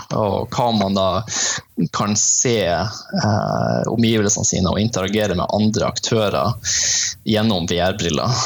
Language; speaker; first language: Norwegian; native; Norwegian